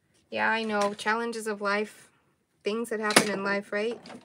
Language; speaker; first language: English; early bilingual, other home language; Spanish